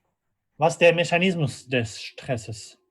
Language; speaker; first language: German; non-native, fluent; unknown